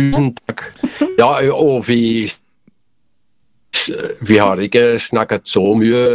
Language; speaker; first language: Norwegian; non-native, learner; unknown